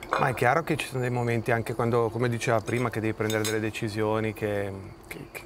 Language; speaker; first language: Italian; native; Italian